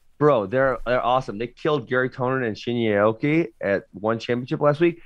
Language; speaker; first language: English; native; English